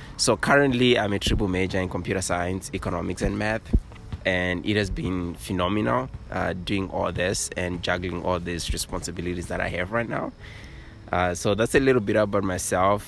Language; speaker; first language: English; non-native, local second language; Kinyarwanda